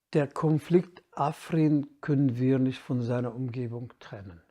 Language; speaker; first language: German; non-native, fluent; Kurdish